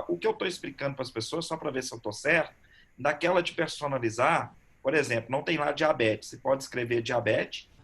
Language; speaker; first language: Portuguese; native; Portuguese